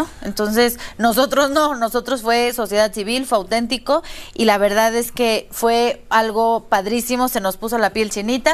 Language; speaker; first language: Spanish; native; Spanish